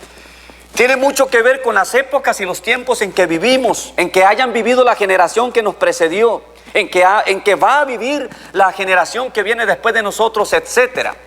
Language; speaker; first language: Spanish; native; Spanish